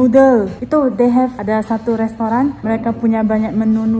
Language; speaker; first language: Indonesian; non-native, learner; Korean